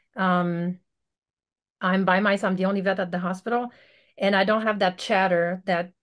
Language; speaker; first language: English; native; English